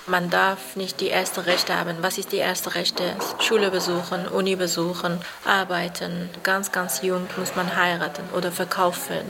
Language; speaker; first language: German; non-native, fluent; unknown